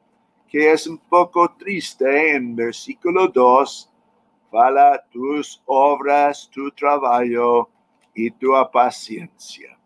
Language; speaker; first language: Spanish; non-native, fluent; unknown